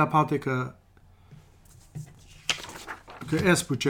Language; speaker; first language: Korean; non-native, fluent; English